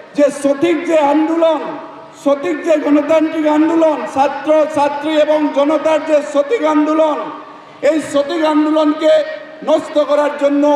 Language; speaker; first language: Bangla; non-native, learner; Assamese